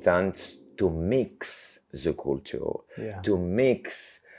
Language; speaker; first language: English; non-native, learner; French